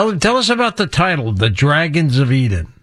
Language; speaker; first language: English; native; English